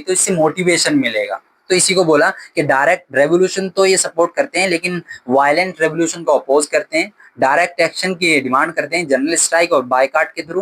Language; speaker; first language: Hindi; native; Hindi